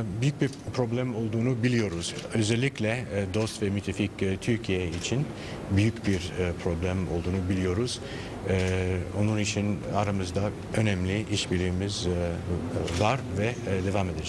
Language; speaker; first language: Turkish; non-native, fluent; English